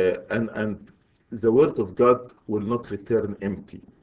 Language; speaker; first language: English; non-native, fluent; Arabic